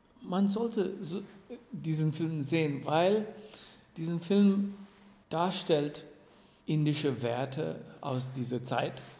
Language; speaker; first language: German; non-native, fluent; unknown